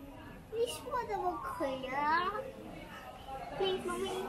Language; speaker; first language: Chinese; early bilingual, heritage; Chinese